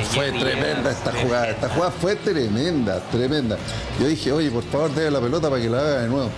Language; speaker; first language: Spanish; native; Spanish